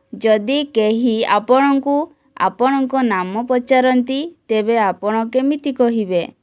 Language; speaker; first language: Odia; native; Odia